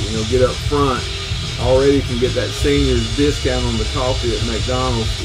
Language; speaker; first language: English; native; English